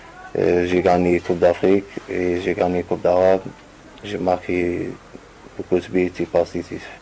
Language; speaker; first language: French; non-native, learner; Arabic